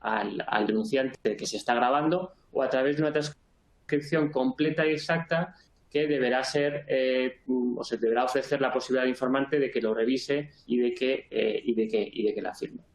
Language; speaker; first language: Spanish; native; Spanish